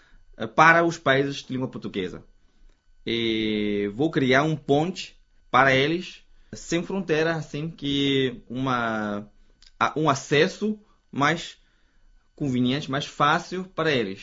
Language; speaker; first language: Portuguese; non-native, fluent; Chinese